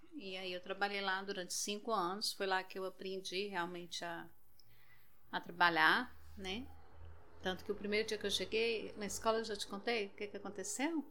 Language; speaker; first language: Portuguese; native; Portuguese